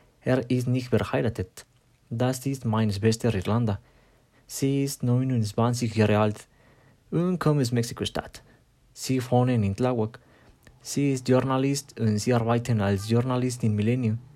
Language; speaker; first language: German; non-native, learner; Spanish